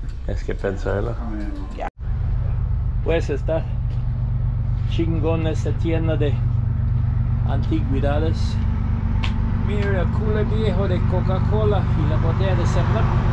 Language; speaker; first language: Spanish; non-native, fluent; English